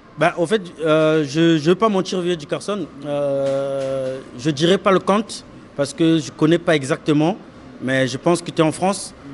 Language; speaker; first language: French; non-native, local second language; Lingala